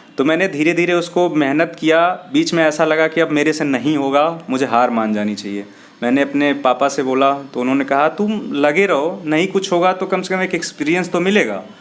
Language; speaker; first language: Hindi; native; Hindi